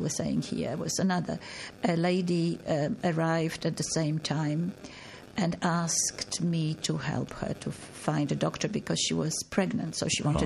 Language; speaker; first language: English; non-native, fluent; Polish